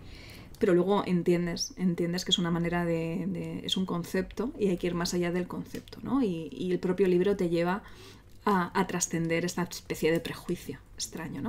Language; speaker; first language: Spanish; native; Spanish